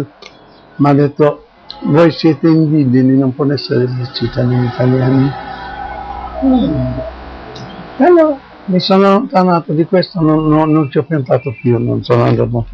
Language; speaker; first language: Italian; non-native, local second language; Arabic